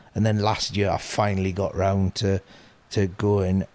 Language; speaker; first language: English; native; English